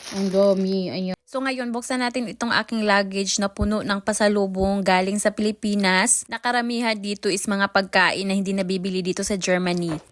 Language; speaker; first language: Filipino; non-native, local second language; Cebuano